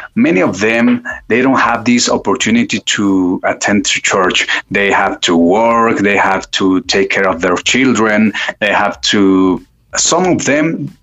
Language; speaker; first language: English; non-native, fluent; Spanish